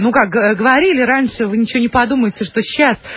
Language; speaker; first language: Russian; native; Russian